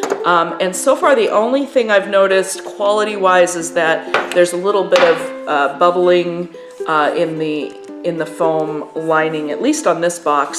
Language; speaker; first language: English; native; English